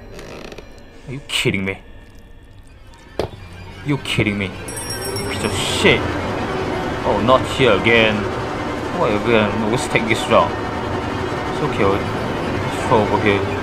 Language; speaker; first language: English; non-native, fluent; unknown